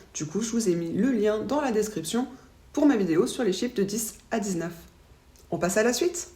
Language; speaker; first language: French; native; French